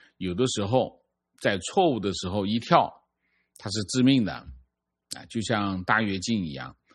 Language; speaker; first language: Chinese; native; Chinese